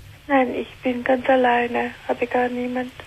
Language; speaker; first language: German; non-native, learner; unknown